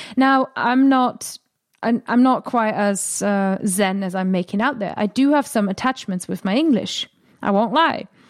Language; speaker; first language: English; non-native, fluent; German